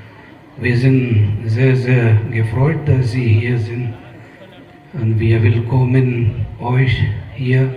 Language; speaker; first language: German; non-native, fluent; Telugu